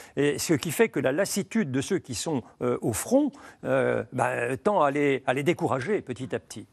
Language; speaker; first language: French; native; French